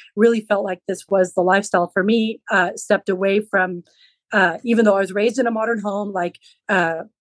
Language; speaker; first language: English; early bilingual, other home language; Low German